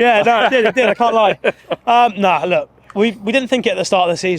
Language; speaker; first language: English; native; English